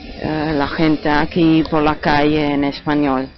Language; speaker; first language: Spanish; non-native, fluent; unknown